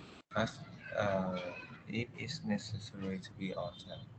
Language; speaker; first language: English; non-native, learner; Vietnamese